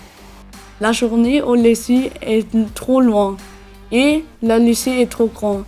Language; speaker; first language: French; non-native, learner; German